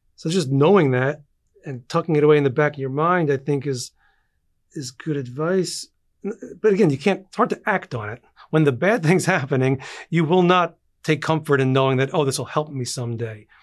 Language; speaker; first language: English; native; English